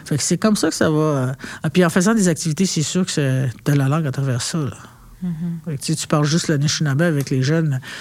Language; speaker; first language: French; non-native, local second language; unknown